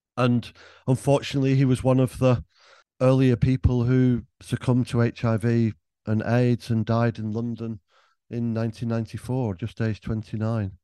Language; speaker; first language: English; native; English